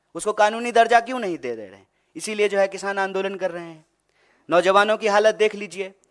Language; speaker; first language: Hindi; native; Hindi